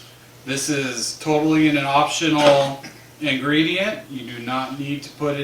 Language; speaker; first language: English; native; English